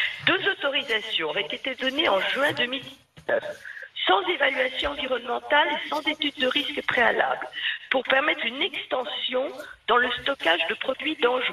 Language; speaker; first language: French; native; French